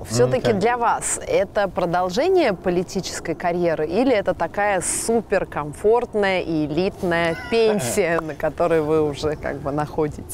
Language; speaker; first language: Russian; native; Russian